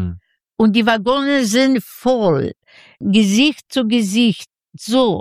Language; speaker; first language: German; non-native, learner; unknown